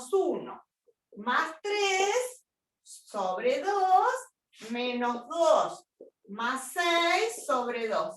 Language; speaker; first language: Spanish; native; Spanish